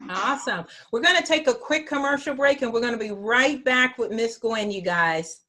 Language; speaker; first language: English; native; English